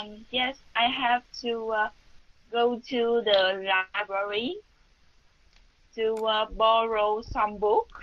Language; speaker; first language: English; non-native, learner; Vietnamese